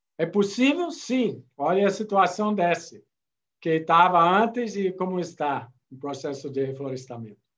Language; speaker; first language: Portuguese; non-native, fluent; English